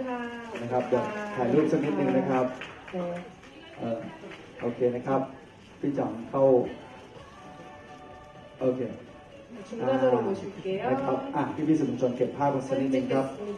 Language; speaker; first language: Thai; native; Thai